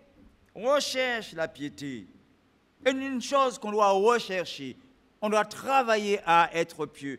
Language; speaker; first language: French; native; French